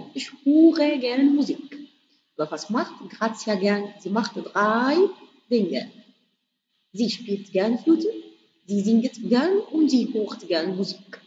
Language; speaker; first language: German; non-native, fluent; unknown